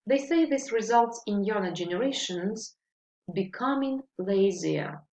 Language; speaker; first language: English; non-native, fluent; Ukrainian